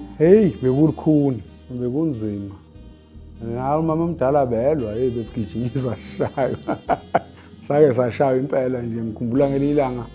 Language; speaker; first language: Zulu; native; Zulu